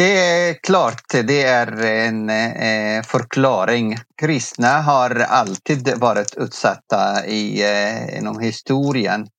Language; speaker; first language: Swedish; non-native, fluent; Arabic